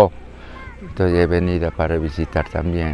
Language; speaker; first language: Spanish; non-native, local second language; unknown